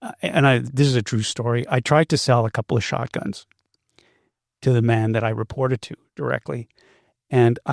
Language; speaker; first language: English; native; English